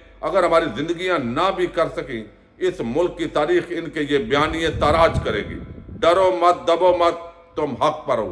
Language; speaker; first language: Urdu; native; Urdu